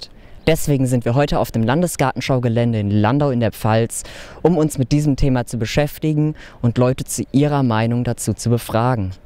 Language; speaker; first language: German; native; German